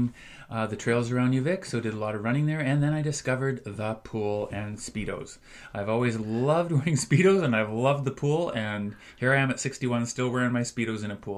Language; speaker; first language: English; native; English